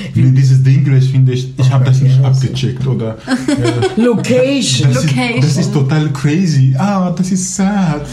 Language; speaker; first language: German; non-native, fluent; Kurdish